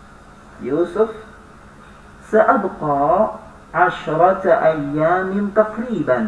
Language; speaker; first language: Arabic; non-native, fluent; Indonesian